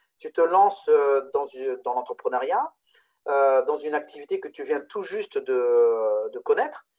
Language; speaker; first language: French; non-native, local second language; Arabic